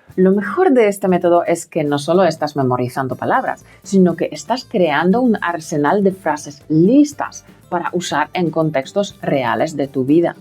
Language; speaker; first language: Spanish; non-native, fluent; Polish